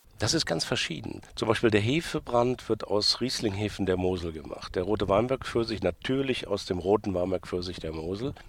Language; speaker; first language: German; native; German